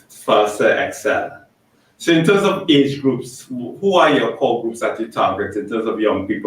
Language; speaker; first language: English; native; English